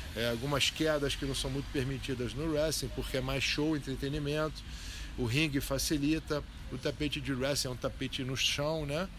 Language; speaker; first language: Portuguese; early bilingual, other home language; Arabic